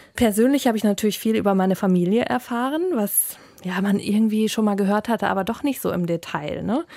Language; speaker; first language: German; native; German